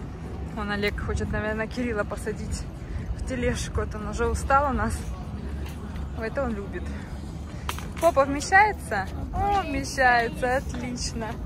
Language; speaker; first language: Russian; native; Russian